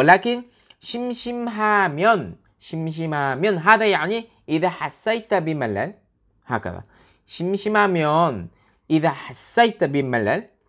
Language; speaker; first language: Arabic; non-native, learner; Korean